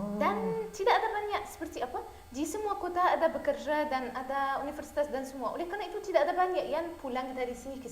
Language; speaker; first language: Indonesian; non-native, learner; Arabic